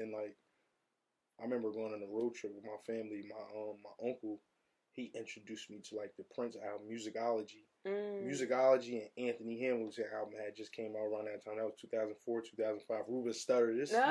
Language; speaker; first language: English; native; English